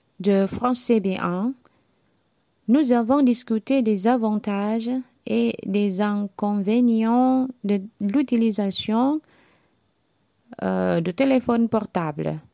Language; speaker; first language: French; non-native, learner; Javanese